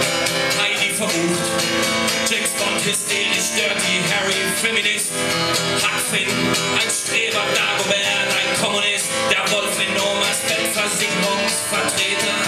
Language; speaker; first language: German; native; German